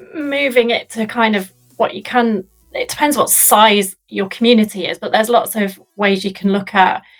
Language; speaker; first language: English; native; English